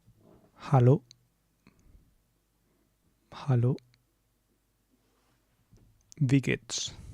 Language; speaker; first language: German; non-native, learner; English